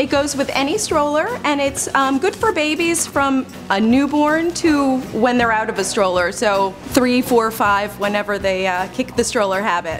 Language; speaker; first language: English; native; English